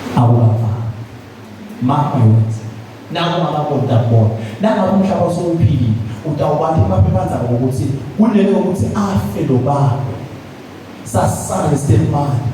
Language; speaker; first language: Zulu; non-native, local second language; Swati